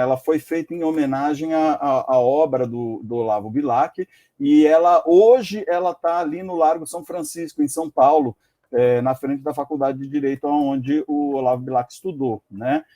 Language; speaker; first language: Portuguese; native; Portuguese